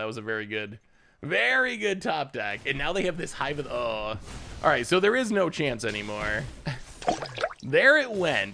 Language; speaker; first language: English; native; English